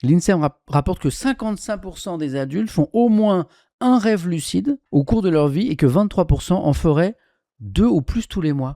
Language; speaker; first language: French; native; French